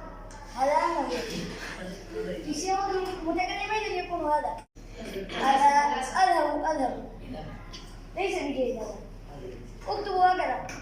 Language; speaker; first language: Arabic; non-native, learner; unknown